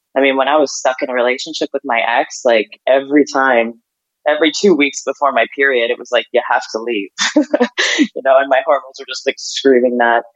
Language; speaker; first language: English; early bilingual, other home language; Ukrainian